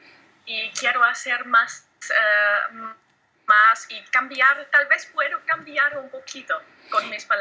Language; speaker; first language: Spanish; non-native, learner; German